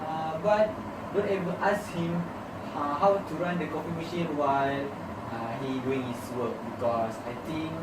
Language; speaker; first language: English; non-native, learner; Malay